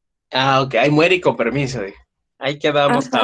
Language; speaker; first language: Spanish; native; Spanish